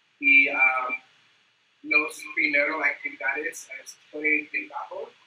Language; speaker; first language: Spanish; non-native, learner; English